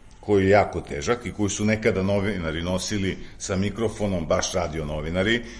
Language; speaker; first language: Serbian; native; Serbian